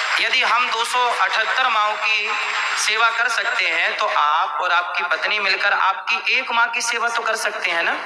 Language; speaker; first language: Hindi; native; Hindi